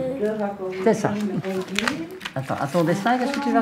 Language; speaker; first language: French; native; French